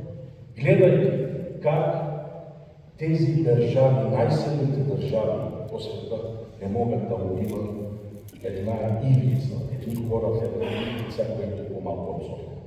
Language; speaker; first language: Bulgarian; non-native, fluent; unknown